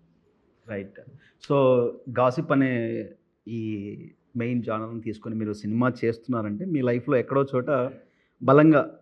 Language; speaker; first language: Telugu; native; Telugu